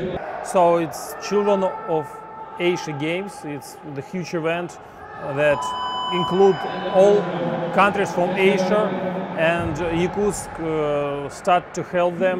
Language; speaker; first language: English; non-native, learner; Russian